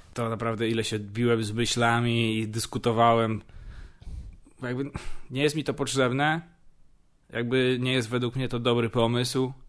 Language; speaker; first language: Polish; native; Polish